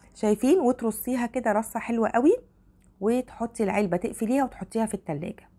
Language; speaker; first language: Arabic; native; Arabic